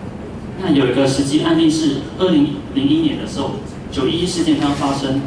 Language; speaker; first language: Chinese; native; Chinese